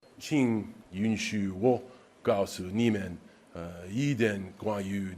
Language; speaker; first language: Chinese; non-native, learner; English